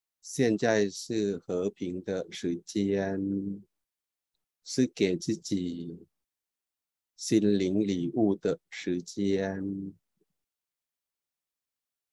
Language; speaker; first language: Chinese; non-native, fluent; Thai